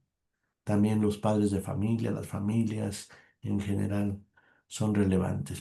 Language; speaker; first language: Spanish; native; Spanish